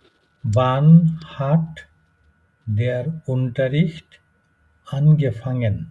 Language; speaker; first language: German; non-native, fluent; Bangla